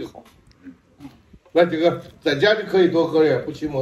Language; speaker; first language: Chinese; native; Chinese